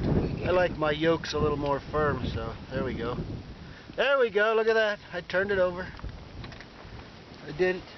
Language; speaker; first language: English; native; English